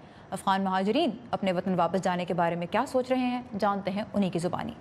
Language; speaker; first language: Urdu; native; Urdu